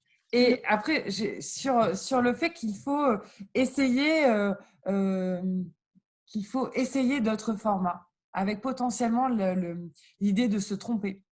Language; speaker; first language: French; native; French